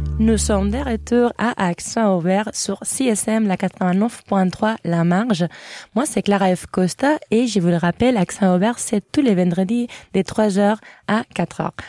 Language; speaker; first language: French; non-native, fluent; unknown